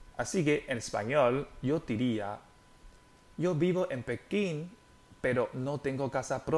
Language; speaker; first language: Spanish; non-native, fluent; Chinese